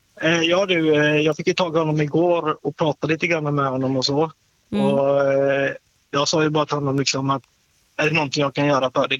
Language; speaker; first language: Swedish; native; Swedish